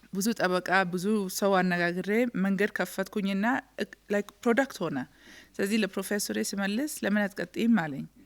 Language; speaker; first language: Amharic; early bilingual, heritage; Amharic